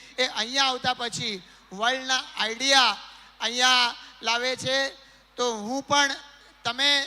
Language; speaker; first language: Gujarati; non-native, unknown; Marathi